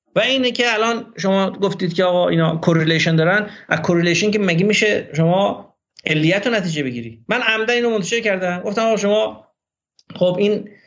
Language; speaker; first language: Persian; non-native, local second language; Azerbaijani